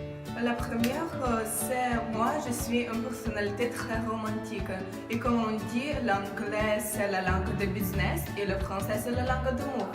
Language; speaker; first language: French; non-native, learner; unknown